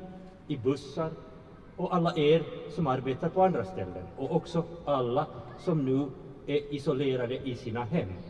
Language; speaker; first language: Swedish; native; Swedish